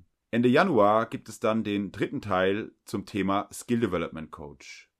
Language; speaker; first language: German; native; German